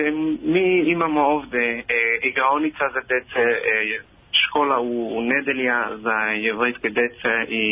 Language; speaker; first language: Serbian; non-native, learner; Hebrew